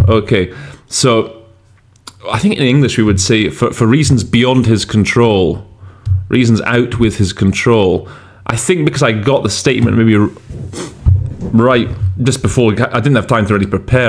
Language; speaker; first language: English; native; English